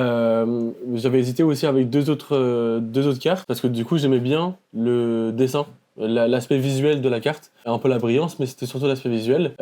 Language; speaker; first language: French; native; French